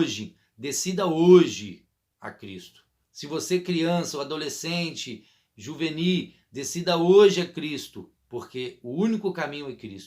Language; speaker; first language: Portuguese; native; Portuguese